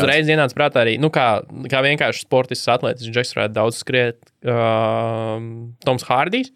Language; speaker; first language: Latvian; native; Latvian